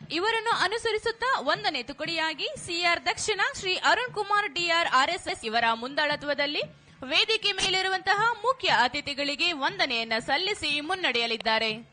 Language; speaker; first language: Kannada; native; Kannada